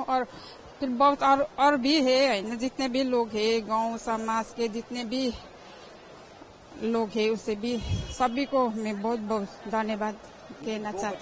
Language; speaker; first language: Hindi; non-native, local second language; Nepali